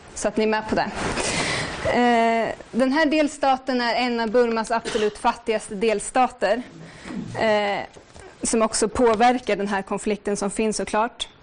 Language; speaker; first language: Swedish; native; Swedish